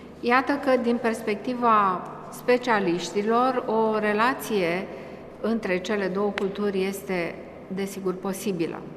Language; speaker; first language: Romanian; native; Romanian